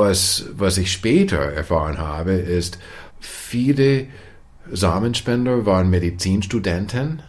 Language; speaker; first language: German; non-native, fluent; English